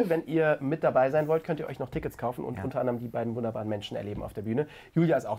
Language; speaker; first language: German; native; German